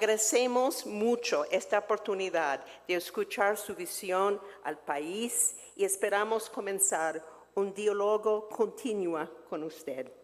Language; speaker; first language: Spanish; non-native, fluent; English